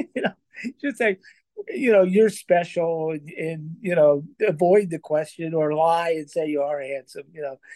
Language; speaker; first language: English; native; English